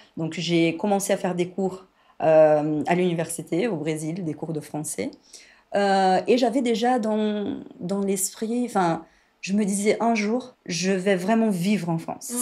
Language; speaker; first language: French; non-native, fluent; Portuguese